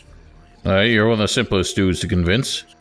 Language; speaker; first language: English; native; English